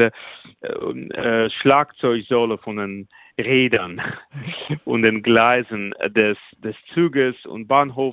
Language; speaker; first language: German; non-native, fluent; Russian